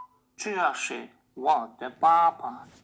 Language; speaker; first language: Chinese; non-native, learner; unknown